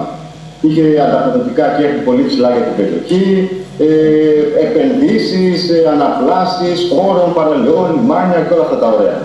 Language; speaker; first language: Greek; native; Greek